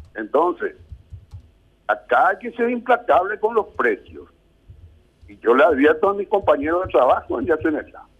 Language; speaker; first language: Spanish; native; Spanish